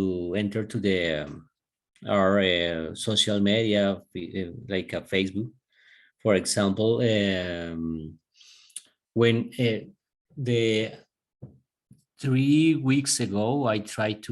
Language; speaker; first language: English; non-native, learner; Spanish